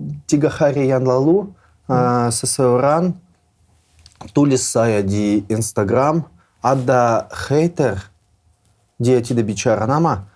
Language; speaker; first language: Indonesian; non-native, learner; Russian